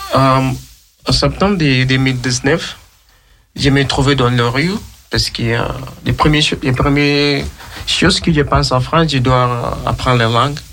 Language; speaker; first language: French; non-native, learner; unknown